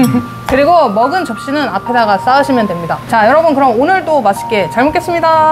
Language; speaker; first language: Korean; native; Korean